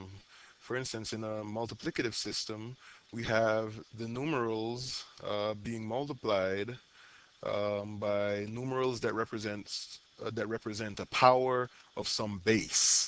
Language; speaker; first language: English; native; English